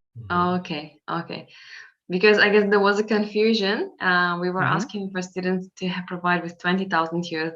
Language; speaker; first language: English; non-native, fluent; Turkish